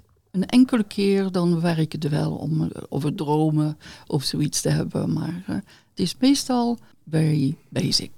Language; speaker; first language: Dutch; non-native, fluent; French